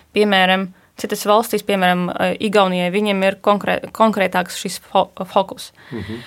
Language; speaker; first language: Latvian; non-native, fluent; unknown